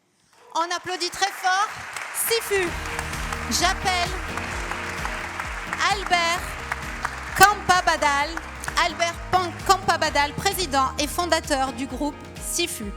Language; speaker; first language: French; native; French